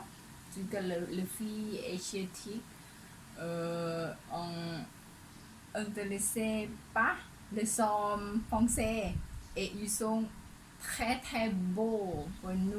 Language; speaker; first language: French; non-native, learner; Thai